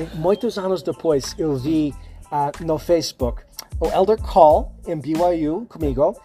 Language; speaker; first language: Portuguese; non-native, learner; English